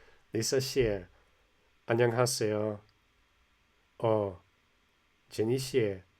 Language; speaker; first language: Korean; non-native, learner; English